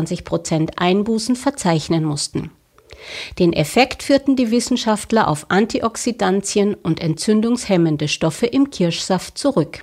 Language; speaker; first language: German; native; German